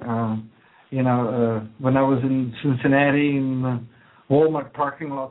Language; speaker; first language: English; non-native, fluent; Croatian